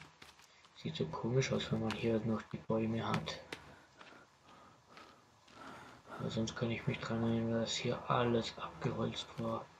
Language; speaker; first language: German; native; German